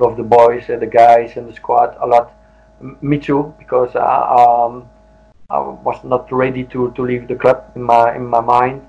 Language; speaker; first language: English; non-native, learner; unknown